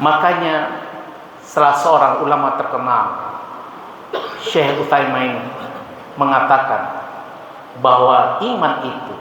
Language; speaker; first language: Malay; non-native, local second language; Minangkabau